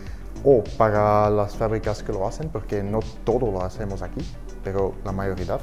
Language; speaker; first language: Spanish; non-native, fluent; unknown